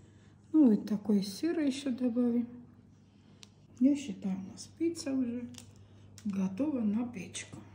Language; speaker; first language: Russian; non-native, local second language; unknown